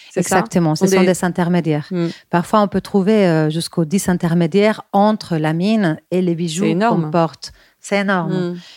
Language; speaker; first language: French; non-native, fluent; Spanish